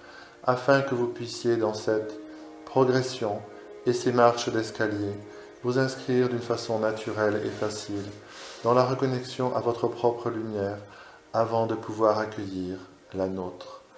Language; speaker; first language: French; native; French